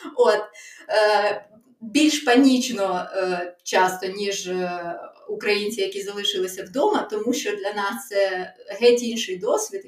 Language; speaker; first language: Ukrainian; non-native, local second language; Russian